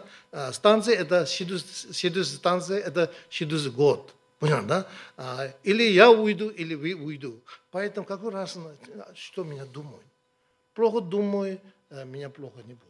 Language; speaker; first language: Russian; non-native, learner; Tibetan